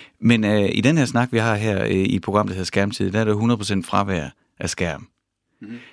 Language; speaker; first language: Danish; native; Danish